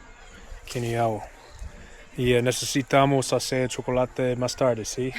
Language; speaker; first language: Spanish; non-native, learner; English